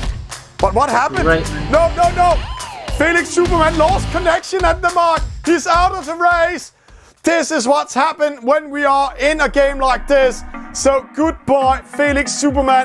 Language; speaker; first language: English; non-native, fluent; Danish